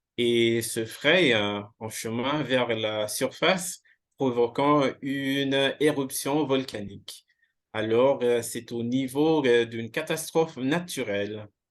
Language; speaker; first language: French; non-native, fluent; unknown